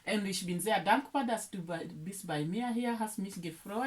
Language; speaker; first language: German; non-native, learner; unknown